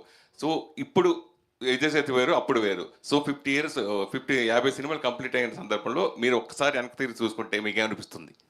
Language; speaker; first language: Telugu; native; Telugu